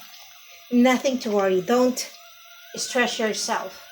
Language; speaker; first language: English; non-native, local second language; Filipino